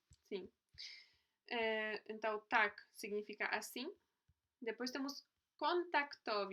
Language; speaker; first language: Portuguese; non-native, fluent; Polish